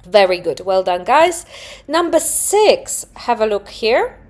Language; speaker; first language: English; non-native, fluent; Polish